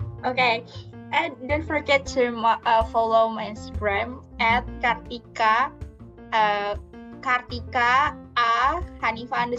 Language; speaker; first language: English; non-native, learner; Indonesian